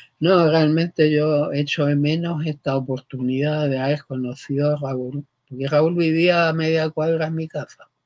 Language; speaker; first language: Spanish; early bilingual, other home language; German